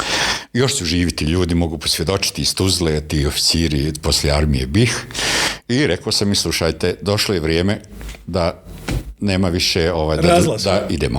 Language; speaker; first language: Bosnian; native; Bosnian